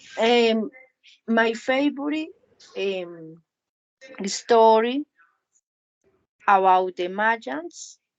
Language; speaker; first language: English; non-native, learner; Spanish